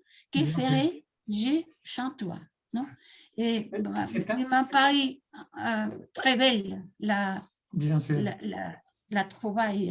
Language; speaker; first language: French; non-native, learner; Spanish